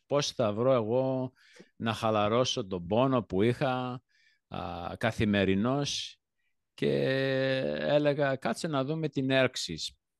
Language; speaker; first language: Greek; early bilingual, heritage; Greek